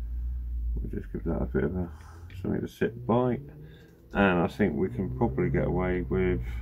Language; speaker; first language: English; native; English